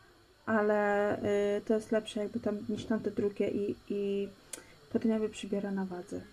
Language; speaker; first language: Polish; native; Polish